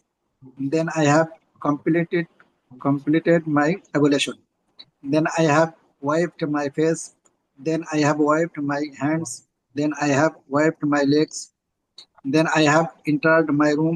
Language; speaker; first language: English; non-native, learner; Bangla